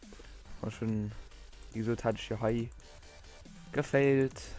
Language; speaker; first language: German; non-native, local second language; Luxembourgish